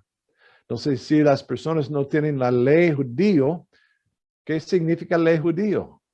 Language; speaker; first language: Spanish; non-native, fluent; English